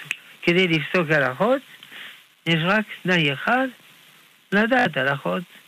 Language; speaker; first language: Hebrew; non-native, fluent; French